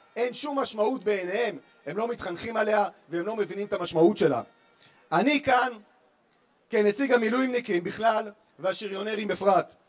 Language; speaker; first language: Hebrew; native; Hebrew